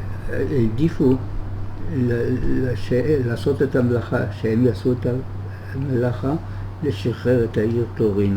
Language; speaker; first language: Hebrew; early bilingual, other home language; German